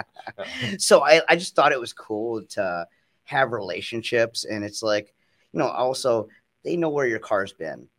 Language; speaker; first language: English; native; English